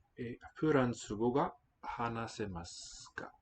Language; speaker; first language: Japanese; non-native, learner; English